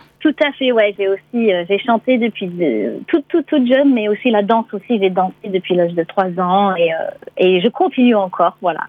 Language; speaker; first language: French; non-native, fluent; English